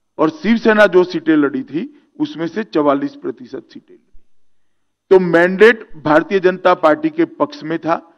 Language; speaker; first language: Hindi; non-native, local second language; Gujarati